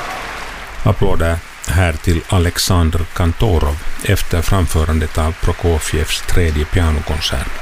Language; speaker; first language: Swedish; native; Swedish